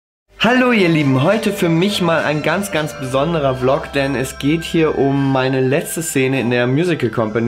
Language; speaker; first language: German; native; German